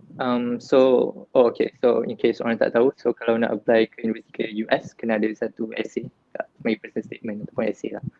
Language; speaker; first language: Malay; native; Malay